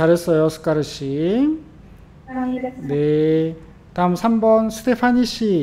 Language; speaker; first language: Korean; native; Korean